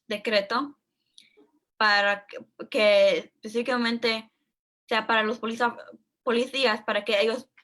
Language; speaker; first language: Spanish; early bilingual, heritage; Spanish